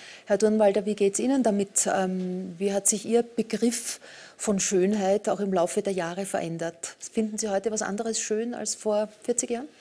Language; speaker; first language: German; native; German